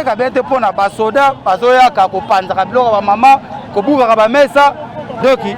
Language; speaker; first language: Lingala; native; Lingala